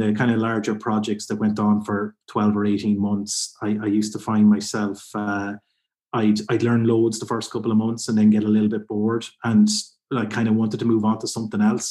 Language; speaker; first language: English; native; English